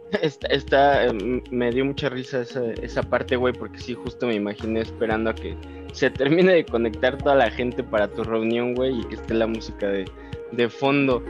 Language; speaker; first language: Spanish; native; Spanish